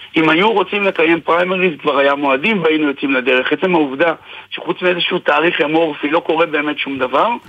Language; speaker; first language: Hebrew; native; Hebrew